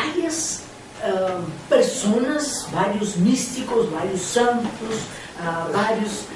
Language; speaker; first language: Spanish; non-native, fluent; Portuguese